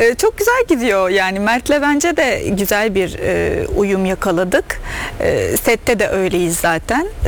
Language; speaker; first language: Turkish; non-native, fluent; Arabic